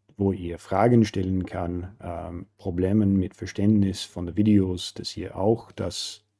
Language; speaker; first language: German; non-native, fluent; English